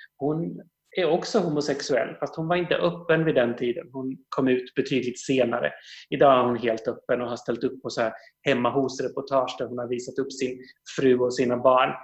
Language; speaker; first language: Swedish; native; Swedish